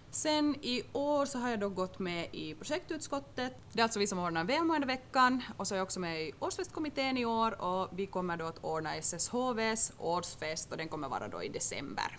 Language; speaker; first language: Swedish; native; Swedish